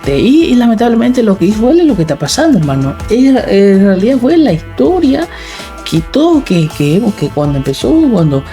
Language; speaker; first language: Spanish; native; Spanish